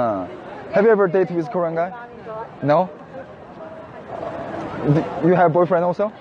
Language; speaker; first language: English; non-native, fluent; Korean